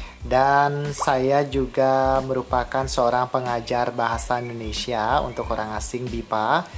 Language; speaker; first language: Indonesian; non-native, local second language; Balinese